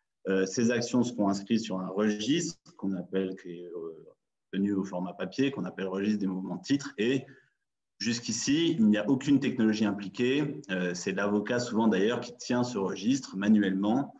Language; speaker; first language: French; native; French